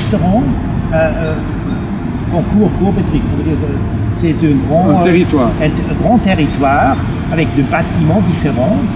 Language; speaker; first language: French; non-native, learner; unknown